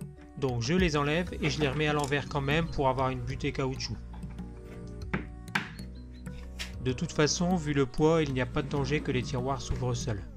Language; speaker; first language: French; native; French